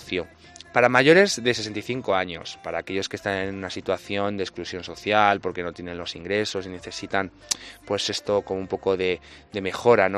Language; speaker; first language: Spanish; native; Spanish